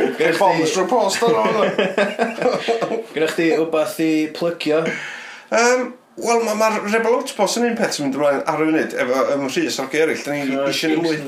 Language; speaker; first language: Welsh; native; Welsh